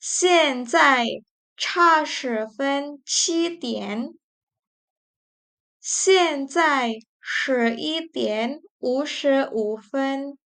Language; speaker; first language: Chinese; non-native, fluent; Indonesian